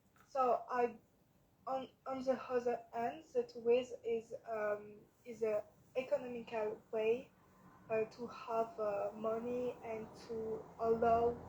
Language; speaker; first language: English; non-native, learner; French